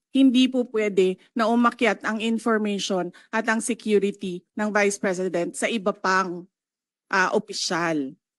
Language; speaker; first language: Filipino; non-native, local second language; Cebuano